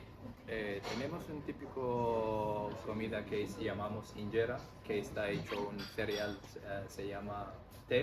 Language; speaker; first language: Spanish; non-native, fluent; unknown